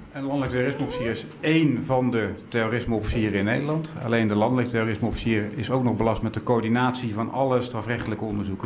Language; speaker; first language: Dutch; native; Dutch